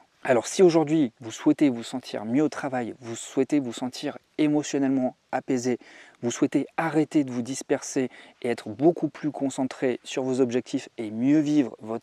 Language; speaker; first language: French; native; French